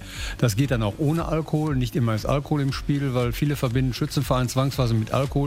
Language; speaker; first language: German; native; German